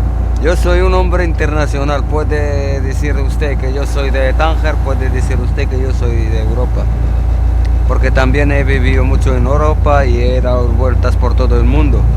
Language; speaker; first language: Spanish; non-native, fluent; Arabic